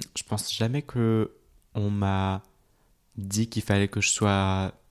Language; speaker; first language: French; native; French